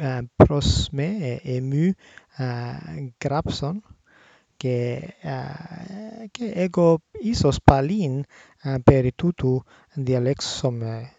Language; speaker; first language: Greek; non-native, learner; English